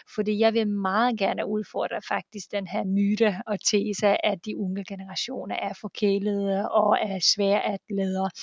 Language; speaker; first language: Danish; non-native, fluent; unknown